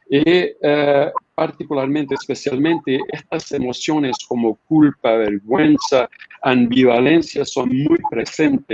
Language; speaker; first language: Spanish; non-native, fluent; Portuguese